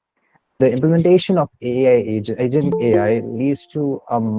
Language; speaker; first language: English; non-native, local second language; Malayalam